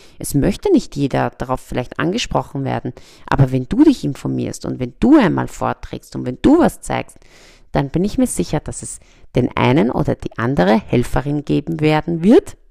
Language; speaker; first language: German; early bilingual, other home language; Persian